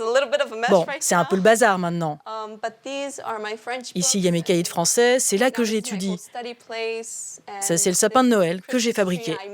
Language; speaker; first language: French; non-native, fluent; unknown